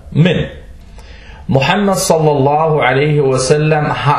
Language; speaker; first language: Danish; non-native, fluent; Arabic